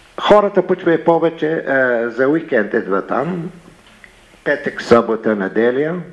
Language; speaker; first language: Bulgarian; non-native, learner; Arabic